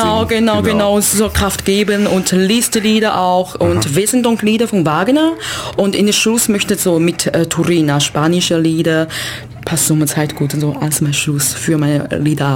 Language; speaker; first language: German; non-native, learner; Chinese